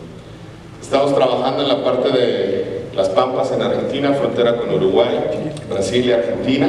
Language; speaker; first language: Spanish; native; Spanish